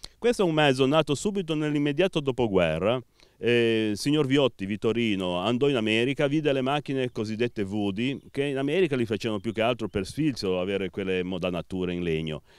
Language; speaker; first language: Italian; native; Italian